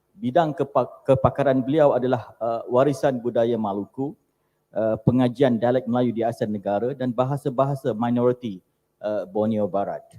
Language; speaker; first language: Malay; native; Malay